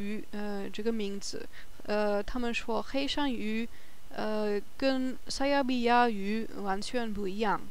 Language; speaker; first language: Chinese; non-native, learner; German